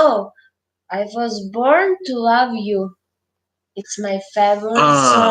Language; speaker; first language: English; non-native, learner; Ukrainian